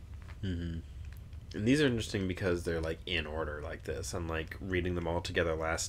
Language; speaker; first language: English; native; English